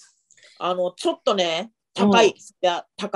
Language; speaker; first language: Japanese; native; Japanese